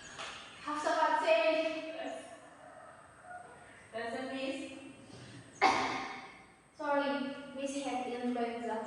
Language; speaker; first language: English; non-native, learner; Indonesian